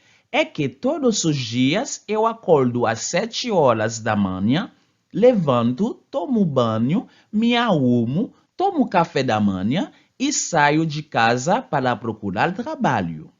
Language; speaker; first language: Portuguese; non-native, fluent; Haitian Creole